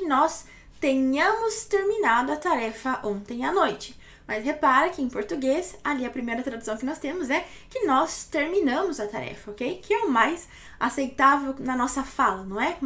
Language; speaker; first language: Portuguese; native; Portuguese